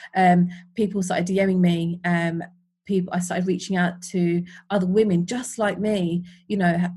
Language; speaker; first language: English; native; English